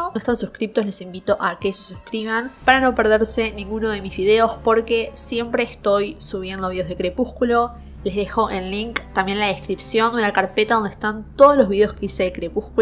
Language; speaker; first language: Spanish; native; Spanish